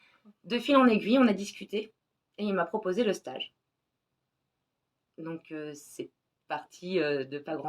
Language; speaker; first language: French; native; French